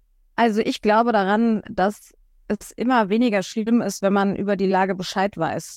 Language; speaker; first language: German; native; German